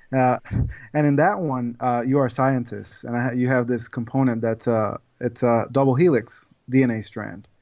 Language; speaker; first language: English; non-native, fluent; Spanish